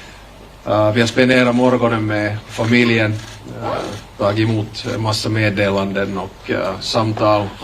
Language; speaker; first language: Swedish; native; Swedish